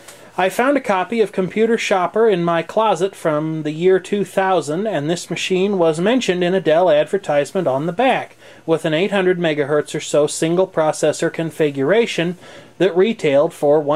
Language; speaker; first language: English; native; English